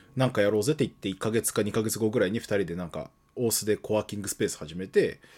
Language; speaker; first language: Japanese; early bilingual, other home language; Portuguese